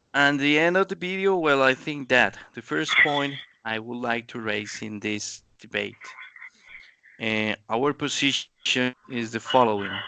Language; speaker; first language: English; non-native, learner; Spanish